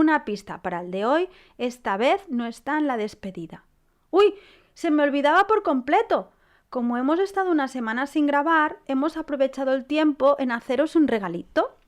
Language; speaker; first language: Spanish; native; Spanish